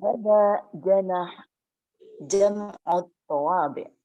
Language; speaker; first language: Arabic; non-native, learner; Indonesian